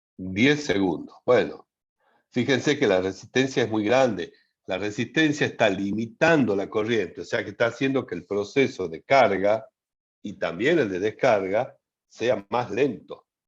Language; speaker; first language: Spanish; native; Spanish